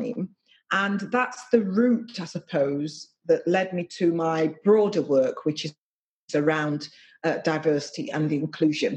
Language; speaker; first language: English; native; English